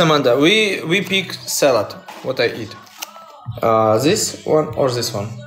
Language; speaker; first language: English; non-native, learner; Russian